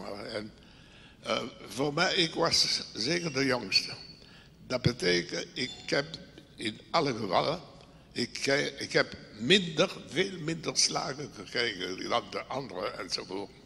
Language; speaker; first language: Dutch; non-native, local second language; French